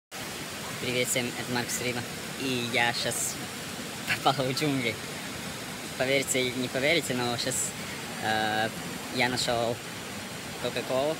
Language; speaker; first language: Russian; non-native, learner; Latvian